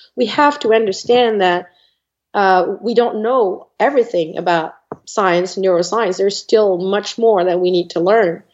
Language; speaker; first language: English; non-native, fluent; French